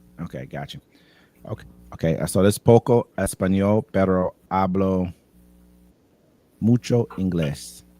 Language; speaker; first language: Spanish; non-native, learner; English